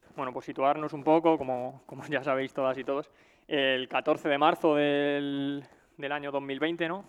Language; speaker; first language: Spanish; native; Spanish